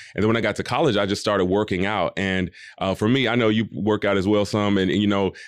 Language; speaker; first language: English; native; English